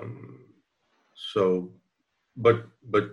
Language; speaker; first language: English; non-native, fluent; Spanish